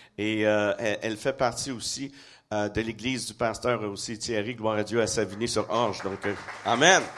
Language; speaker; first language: French; native; French